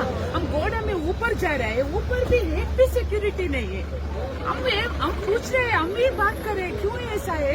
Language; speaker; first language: Hindi; non-native, local second language; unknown